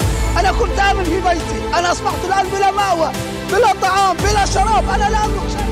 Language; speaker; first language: Arabic; native; Arabic